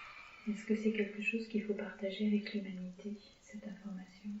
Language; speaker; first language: French; native; French